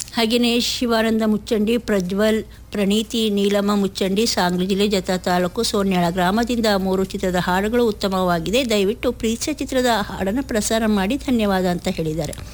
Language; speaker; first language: Kannada; native; Kannada